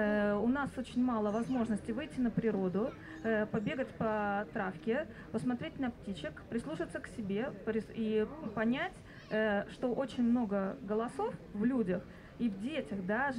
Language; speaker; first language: Russian; non-native, fluent; Estonian